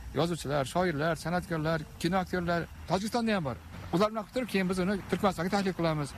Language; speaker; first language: Uzbek; native; Uzbek